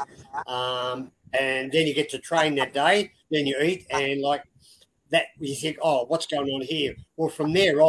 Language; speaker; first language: English; native; English